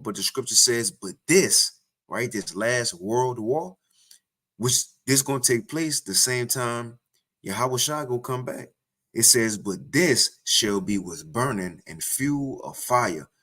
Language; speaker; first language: English; native; English